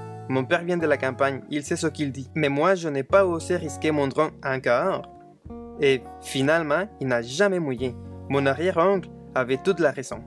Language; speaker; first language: French; non-native, fluent; Spanish